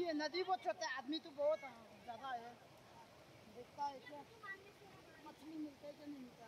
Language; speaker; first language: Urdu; non-native, local second language; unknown